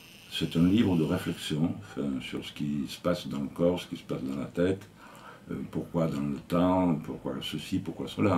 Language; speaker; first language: French; native; French